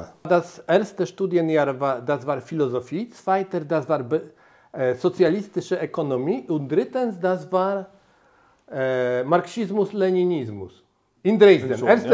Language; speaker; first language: German; non-native, fluent; Polish